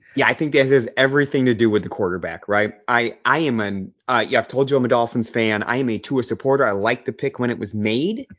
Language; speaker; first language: English; native; English